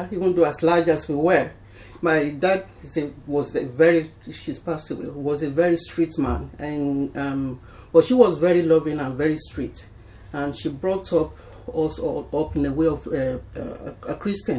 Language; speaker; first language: English; non-native, local second language; Yoruba